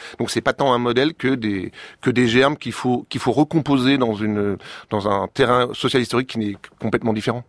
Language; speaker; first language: French; native; French